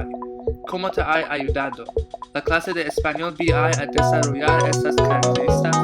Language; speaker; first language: Spanish; non-native, learner; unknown